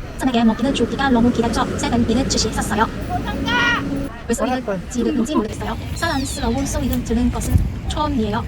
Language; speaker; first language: Korean; non-native, learner; Cantonese